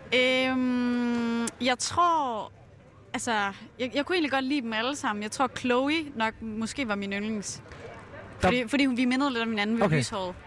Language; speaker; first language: Danish; native; Danish